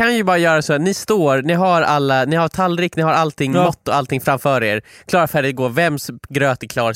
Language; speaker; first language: Swedish; native; Swedish